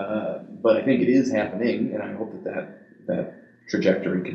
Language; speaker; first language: English; native; English